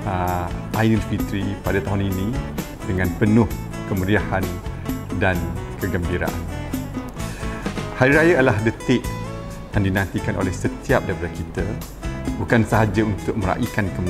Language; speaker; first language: Malay; native; Malay